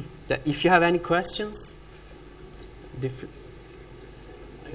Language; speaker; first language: English; non-native, fluent; Turkish